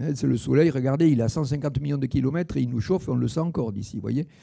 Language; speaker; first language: French; native; French